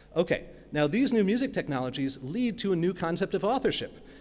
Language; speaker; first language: English; native; English